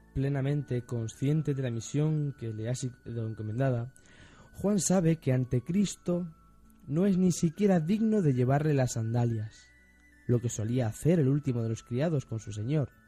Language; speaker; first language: Spanish; native; Spanish